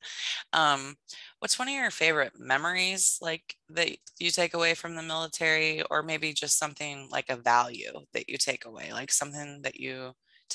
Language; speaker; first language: English; native; English